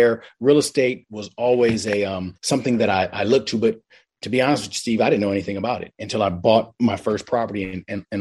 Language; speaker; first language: English; native; English